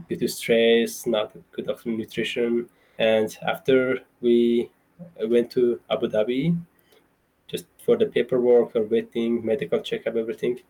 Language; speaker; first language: English; non-native, fluent; Persian